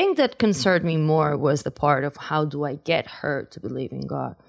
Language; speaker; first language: English; non-native, fluent; Spanish